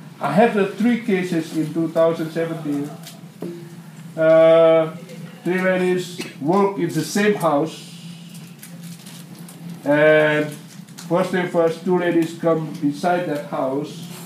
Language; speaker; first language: English; non-native, learner; Indonesian